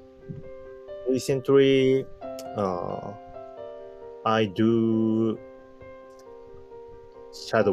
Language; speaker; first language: English; non-native, learner; Japanese